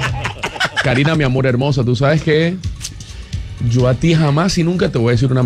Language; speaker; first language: Spanish; native; Spanish